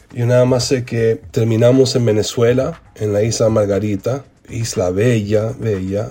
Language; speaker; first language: Spanish; native; Spanish